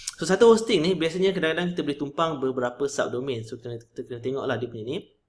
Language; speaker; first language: Malay; native; Malay